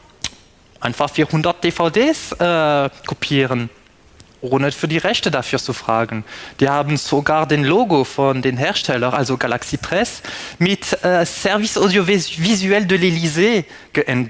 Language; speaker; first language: German; non-native, fluent; French